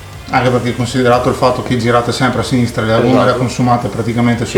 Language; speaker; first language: Italian; native; Italian